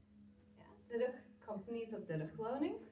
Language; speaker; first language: Dutch; non-native, fluent; Latvian